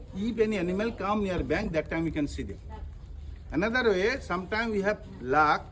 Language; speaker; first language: English; non-native, local second language; Bangla